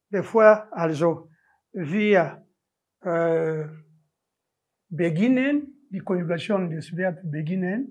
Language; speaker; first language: German; non-native, learner; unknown